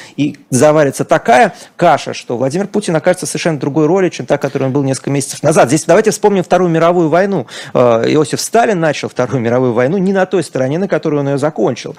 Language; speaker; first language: Russian; native; Russian